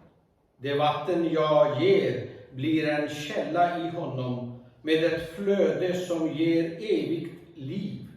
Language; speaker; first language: Swedish; non-native, fluent; Urdu